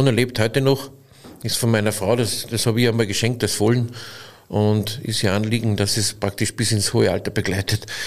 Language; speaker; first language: German; native; German